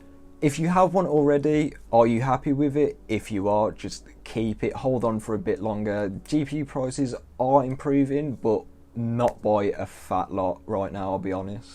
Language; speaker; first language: English; native; English